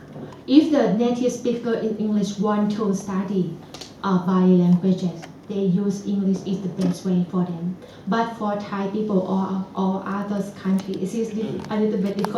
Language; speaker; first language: English; non-native, fluent; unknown